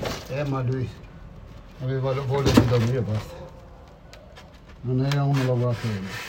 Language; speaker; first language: Italian; non-native, learner; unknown